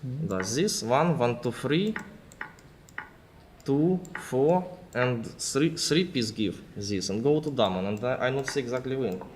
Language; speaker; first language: English; non-native, learner; Russian